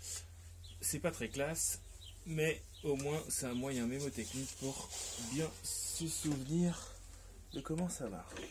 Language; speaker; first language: French; native; French